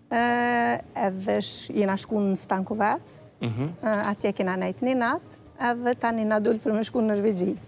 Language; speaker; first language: Albanian; early bilingual, heritage; Albanian